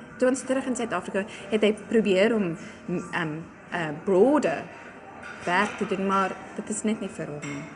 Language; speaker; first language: Afrikaans; non-native, local second language; English